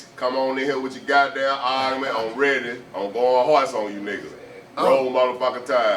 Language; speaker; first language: English; native; English